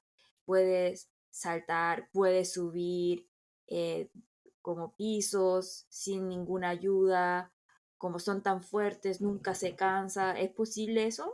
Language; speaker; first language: Spanish; non-native, fluent; Korean